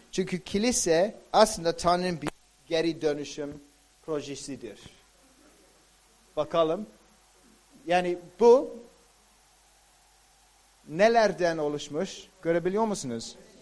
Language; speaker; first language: Turkish; non-native, fluent; English